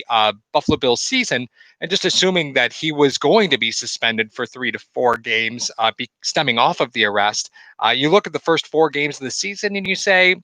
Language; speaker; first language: English; native; English